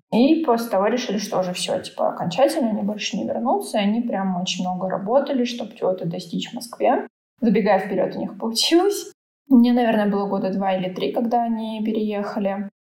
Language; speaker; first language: Russian; native; Russian